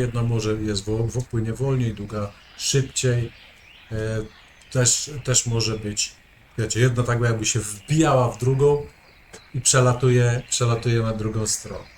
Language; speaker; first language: Polish; native; Polish